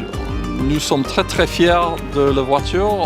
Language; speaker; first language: French; non-native, fluent; English